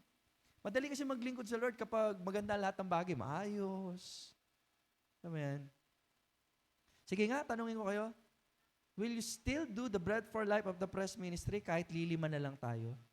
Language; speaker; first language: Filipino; native; Filipino